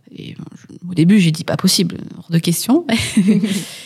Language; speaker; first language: French; native; French